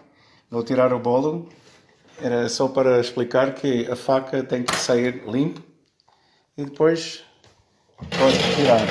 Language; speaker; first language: Portuguese; early bilingual, heritage; Portuguese